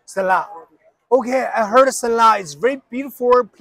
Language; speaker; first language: English; non-native, learner; Chinese